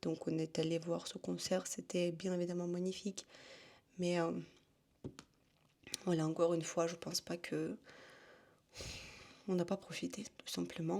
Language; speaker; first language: French; non-native, fluent; Russian